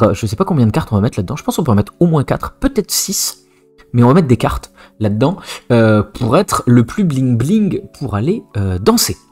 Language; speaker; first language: French; native; French